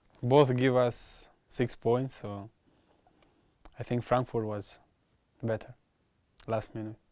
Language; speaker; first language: English; non-native, learner; Albanian